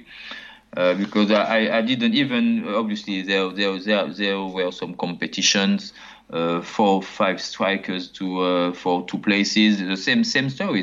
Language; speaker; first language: English; non-native, fluent; French